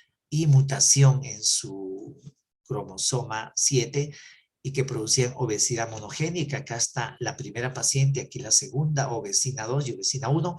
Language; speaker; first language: Spanish; native; Spanish